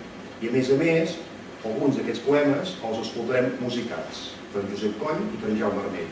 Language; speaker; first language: Catalan; native; Catalan